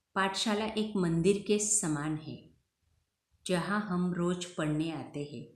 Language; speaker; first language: Hindi; non-native, local second language; Marathi